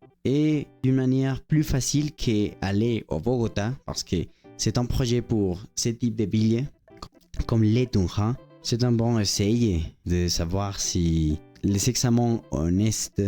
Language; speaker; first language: French; non-native, learner; Spanish